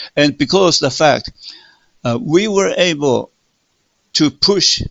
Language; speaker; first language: English; non-native, fluent; Min Nan Chinese